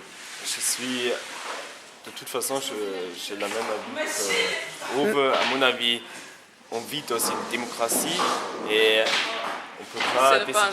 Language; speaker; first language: French; non-native, fluent; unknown